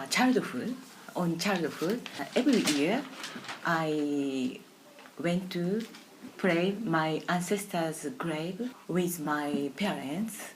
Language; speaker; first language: English; non-native, learner; Japanese